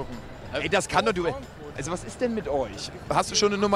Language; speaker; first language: German; native; German